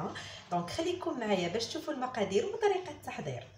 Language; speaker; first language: Arabic; native; Arabic